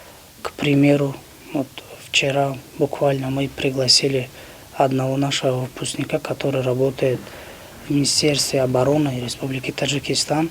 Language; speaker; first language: Russian; non-native, local second language; Tajik